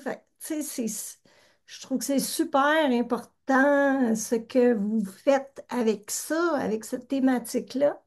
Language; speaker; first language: French; native; French